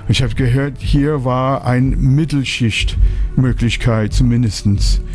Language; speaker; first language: German; non-native, fluent; English